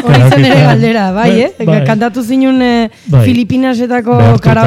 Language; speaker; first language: Basque; native; Basque